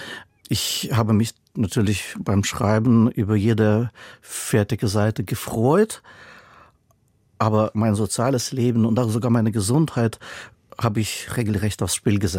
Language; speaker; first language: German; non-native, fluent; Russian